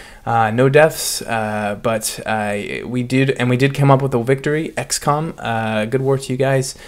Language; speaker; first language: English; native; English